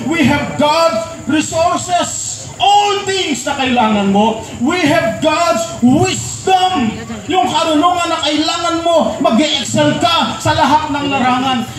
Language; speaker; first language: Filipino; non-native, local second language; Pampanga